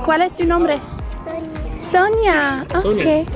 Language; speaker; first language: Spanish; non-native, learner; English